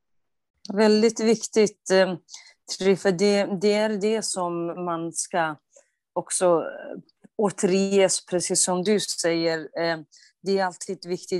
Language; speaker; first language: Swedish; non-native, fluent; Kurdish